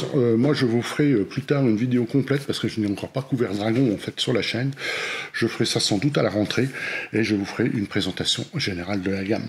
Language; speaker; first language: French; native; French